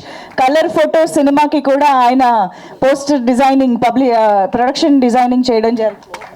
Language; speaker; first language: Telugu; native; Telugu